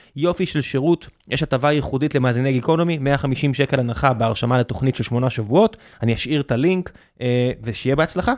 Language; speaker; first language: Hebrew; native; Hebrew